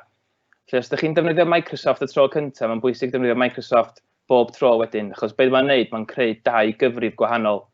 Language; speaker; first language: Welsh; native; Welsh